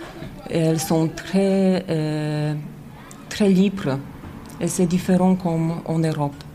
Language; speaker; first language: French; non-native, learner; Polish